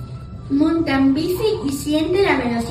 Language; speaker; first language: Spanish; native; Spanish